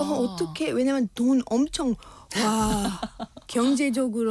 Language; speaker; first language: Korean; non-native, learner; English